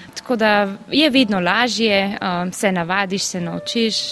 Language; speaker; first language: Slovenian; native; Slovenian